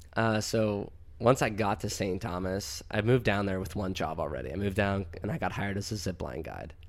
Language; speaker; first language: English; native; English